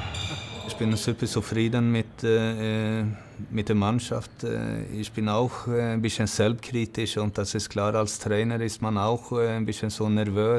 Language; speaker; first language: German; non-native, fluent; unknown